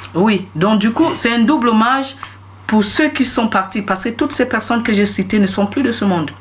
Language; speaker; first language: French; non-native, local second language; Duala